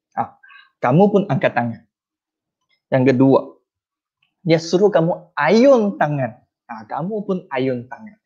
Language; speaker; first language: Malay; non-native, local second language; Chinese